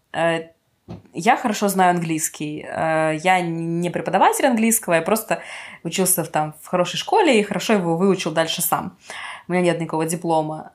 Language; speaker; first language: Russian; non-native, local second language; Ukrainian